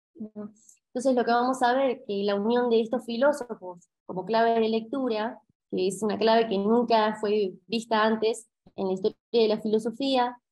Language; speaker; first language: Spanish; native; Spanish